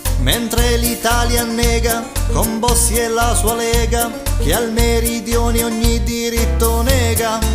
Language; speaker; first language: Italian; native; Italian